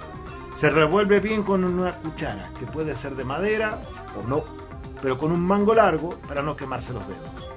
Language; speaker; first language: Spanish; native; Spanish